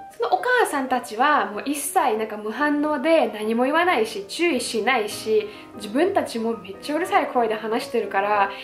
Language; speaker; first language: Japanese; non-native, fluent; Russian